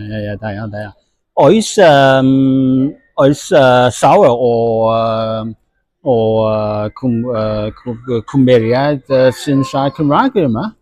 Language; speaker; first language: Welsh; non-native, learner; Chinese